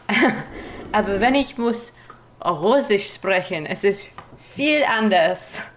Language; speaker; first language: German; non-native, learner; English